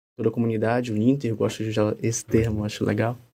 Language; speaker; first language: Portuguese; native; Portuguese